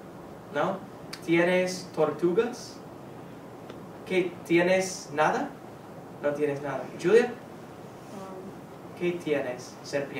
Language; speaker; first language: Spanish; non-native, fluent; English